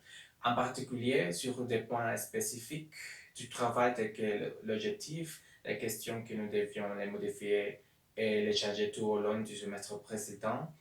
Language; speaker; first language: French; non-native, learner; Spanish